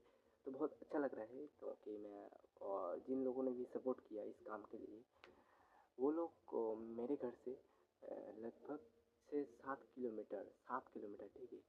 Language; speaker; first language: Hindi; non-native, local second language; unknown